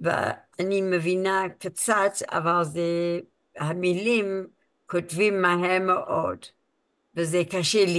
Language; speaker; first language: Hebrew; non-native, learner; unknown